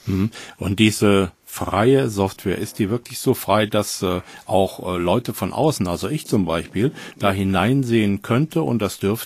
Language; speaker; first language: German; native; German